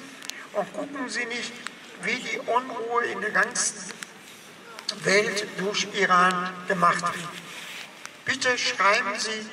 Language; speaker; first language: German; non-native, fluent; Persian